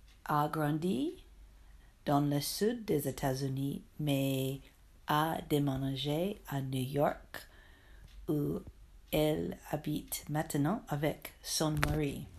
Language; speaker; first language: French; non-native, learner; English